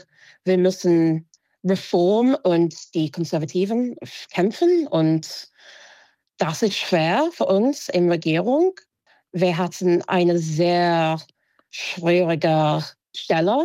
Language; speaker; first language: German; non-native, fluent; English